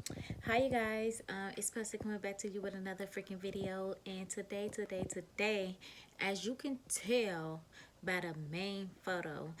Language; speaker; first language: English; native; English